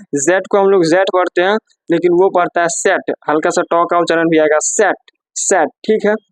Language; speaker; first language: Hindi; native; Hindi